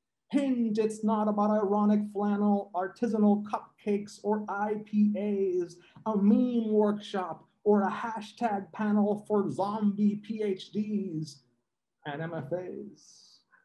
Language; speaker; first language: English; non-native, local second language; Spanish